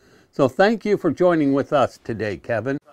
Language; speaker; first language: English; native; English